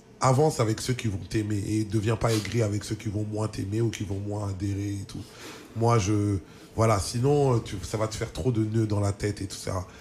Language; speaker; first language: French; early bilingual, other home language; Lingala